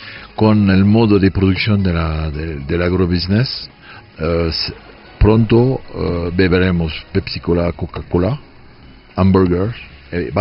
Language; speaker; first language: Spanish; non-native, fluent; French